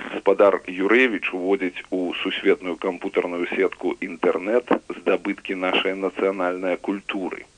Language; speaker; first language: Belarusian; native; Belarusian